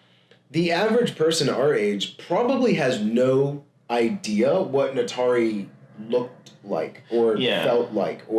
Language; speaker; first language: English; native; English